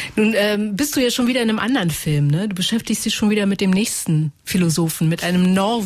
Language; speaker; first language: German; native; German